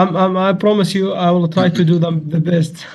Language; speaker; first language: English; non-native, learner; Arabic